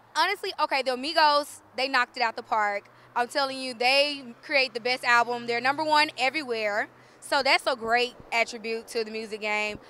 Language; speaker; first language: English; native; English